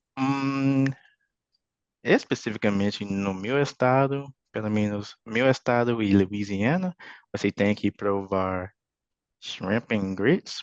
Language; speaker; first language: Portuguese; non-native, fluent; English